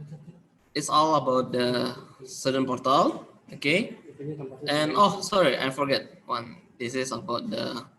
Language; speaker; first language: English; non-native, learner; Indonesian